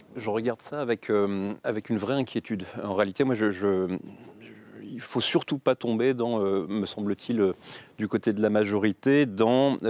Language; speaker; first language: French; native; French